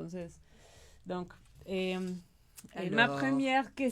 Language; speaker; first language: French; non-native, learner; Spanish